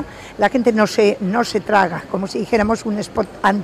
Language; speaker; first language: Spanish; native; Spanish